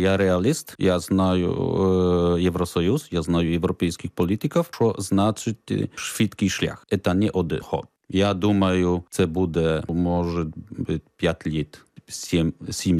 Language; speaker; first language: Ukrainian; non-native, learner; Polish